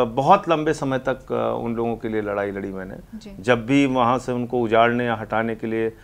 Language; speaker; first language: Hindi; native; Hindi